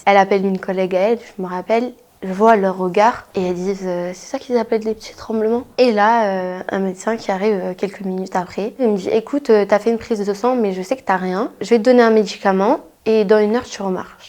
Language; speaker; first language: French; native; French